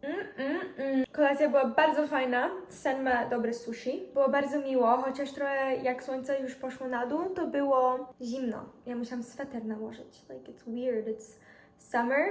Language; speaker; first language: Polish; early bilingual, heritage; Polish